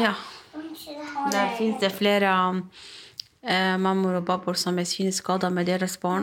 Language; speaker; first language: Swedish; non-native, learner; Arabic